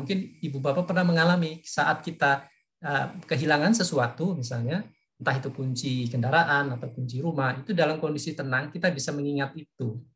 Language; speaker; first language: Indonesian; native; Indonesian